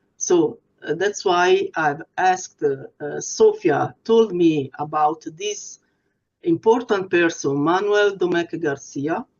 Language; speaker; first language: English; non-native, fluent; Italian